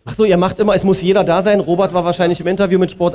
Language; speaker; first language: German; native; German